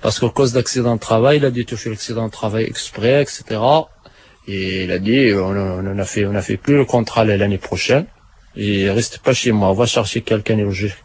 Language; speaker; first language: French; non-native, learner; Arabic